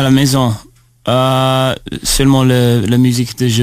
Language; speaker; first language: French; non-native, learner; English